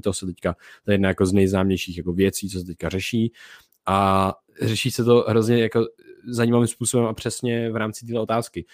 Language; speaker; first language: Czech; native; Czech